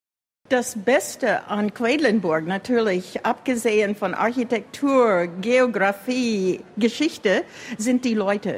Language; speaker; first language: German; non-native, fluent; English